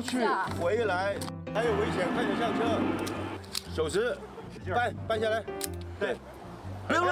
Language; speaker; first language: Chinese; non-native, local second language; Cantonese